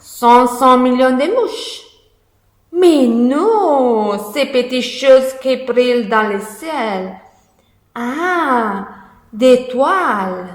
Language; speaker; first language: French; non-native, learner; Italian